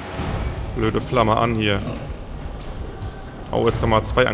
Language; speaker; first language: German; native; German